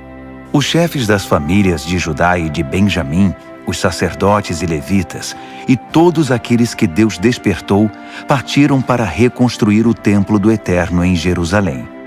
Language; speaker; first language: Portuguese; native; Portuguese